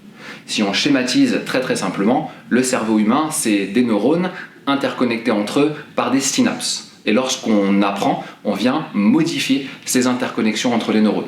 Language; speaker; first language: French; native; French